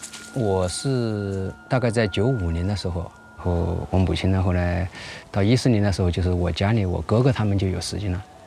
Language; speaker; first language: Chinese; native; Chinese